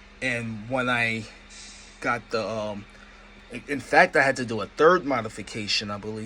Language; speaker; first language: English; native; English